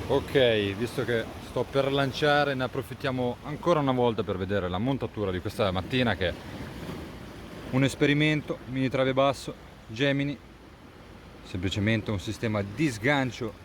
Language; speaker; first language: Italian; native; Italian